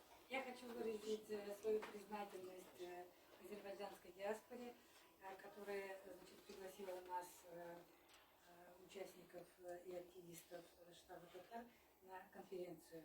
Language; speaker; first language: Russian; native; Russian